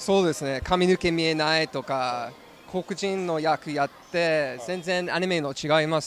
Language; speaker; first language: Japanese; non-native, learner; English